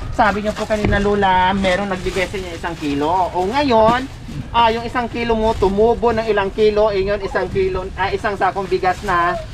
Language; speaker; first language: Filipino; native; Filipino